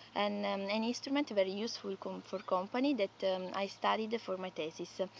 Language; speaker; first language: English; non-native, fluent; Italian